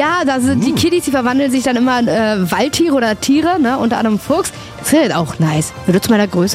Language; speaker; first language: German; native; German